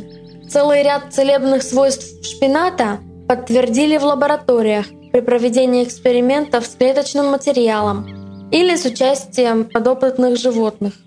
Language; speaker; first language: Russian; native; Russian